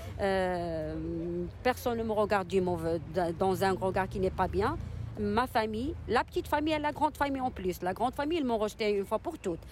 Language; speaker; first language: French; non-native, local second language; Arabic